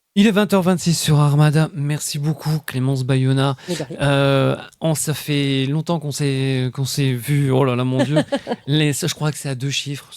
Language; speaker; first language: French; native; French